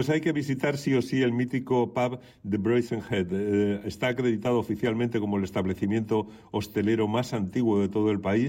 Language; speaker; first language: Spanish; native; Spanish